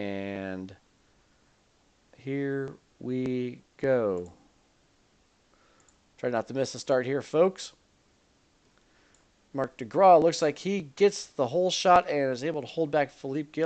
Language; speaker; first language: English; native; English